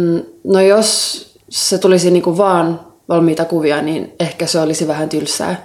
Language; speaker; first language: Finnish; non-native, local second language; Swedish